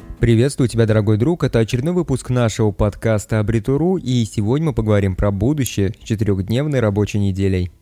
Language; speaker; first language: Russian; native; Russian